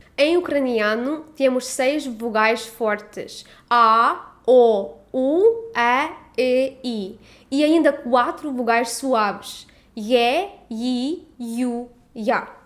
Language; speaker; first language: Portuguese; non-native, fluent; Ukrainian